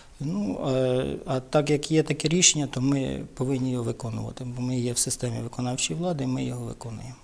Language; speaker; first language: Ukrainian; native; Ukrainian